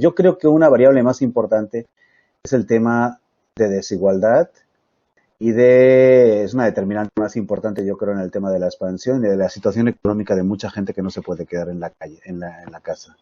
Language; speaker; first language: Spanish; native; Spanish